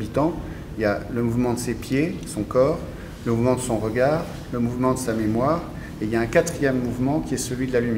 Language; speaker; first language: French; native; French